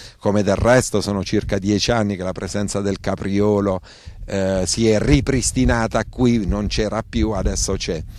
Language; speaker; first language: Italian; native; Italian